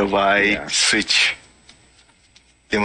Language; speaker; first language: English; non-native, learner; Japanese